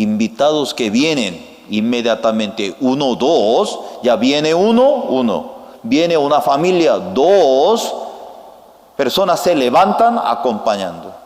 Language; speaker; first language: Spanish; non-native, fluent; Korean